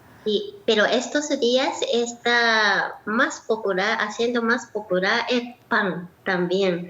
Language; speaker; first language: Spanish; non-native, learner; Japanese